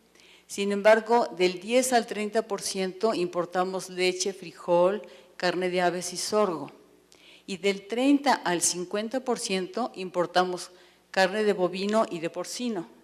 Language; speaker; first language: Spanish; native; Spanish